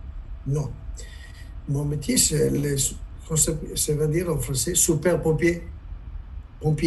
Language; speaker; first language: French; non-native, learner; Italian